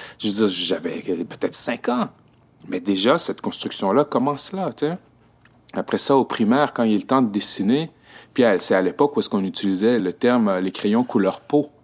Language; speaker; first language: French; native; French